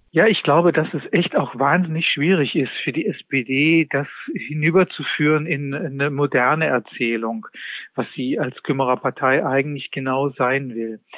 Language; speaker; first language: German; native; German